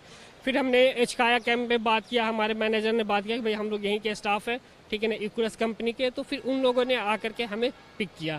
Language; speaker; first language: Hindi; native; Hindi